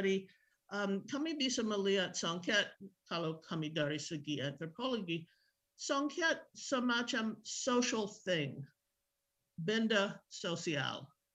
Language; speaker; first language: Indonesian; non-native, fluent; English